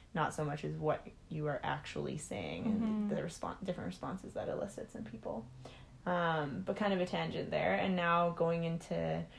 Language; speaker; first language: English; native; English